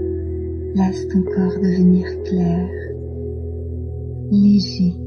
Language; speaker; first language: French; native; French